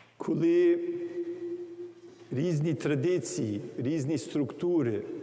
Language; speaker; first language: Ukrainian; early bilingual, heritage; English